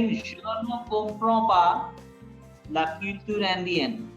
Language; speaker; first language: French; non-native, fluent; Bangla